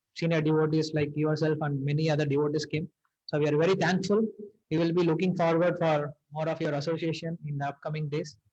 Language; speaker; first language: English; non-native, local second language; Tamil